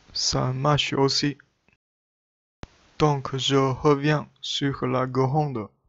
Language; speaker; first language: French; non-native, learner; Chinese